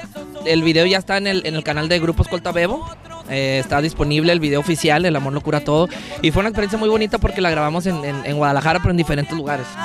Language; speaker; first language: Spanish; native; Spanish